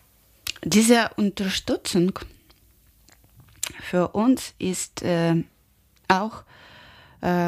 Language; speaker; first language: German; non-native, learner; Ukrainian